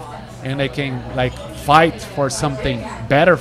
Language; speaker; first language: English; non-native, fluent; Portuguese